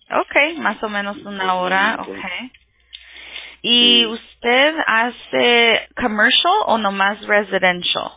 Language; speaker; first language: Spanish; early bilingual, heritage; Spanish